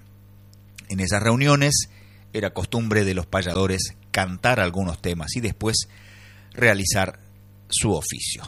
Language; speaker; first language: Spanish; native; Spanish